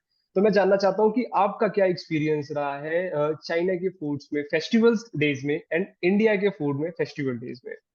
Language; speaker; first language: Hindi; native; Hindi